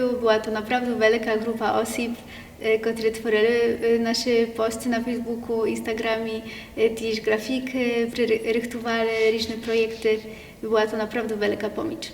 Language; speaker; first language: Polish; non-native, local second language; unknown